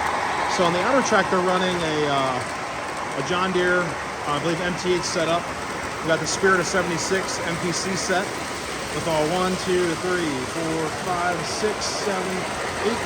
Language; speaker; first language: English; native; English